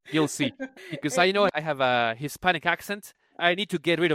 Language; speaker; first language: English; non-native, fluent; Spanish